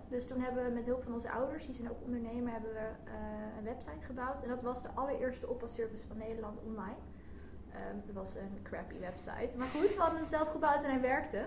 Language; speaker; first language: Dutch; native; Dutch